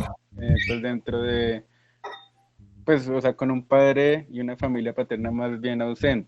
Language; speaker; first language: Spanish; native; Spanish